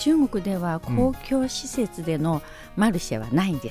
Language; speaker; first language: Japanese; non-native, fluent; Chinese